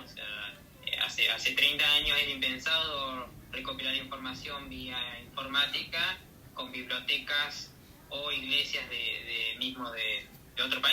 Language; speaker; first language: Spanish; native; Spanish